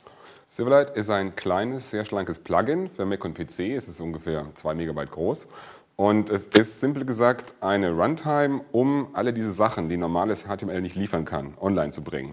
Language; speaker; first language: German; native; German